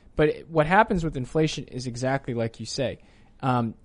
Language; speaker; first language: English; native; English